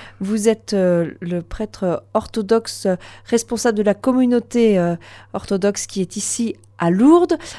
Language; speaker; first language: French; native; French